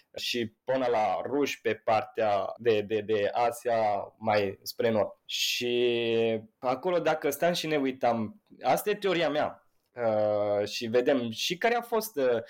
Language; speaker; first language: Romanian; non-native, fluent; Italian